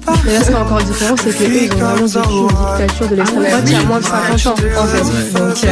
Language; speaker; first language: French; native; French